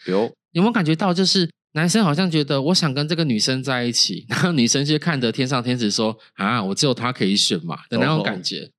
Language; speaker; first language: Chinese; native; Chinese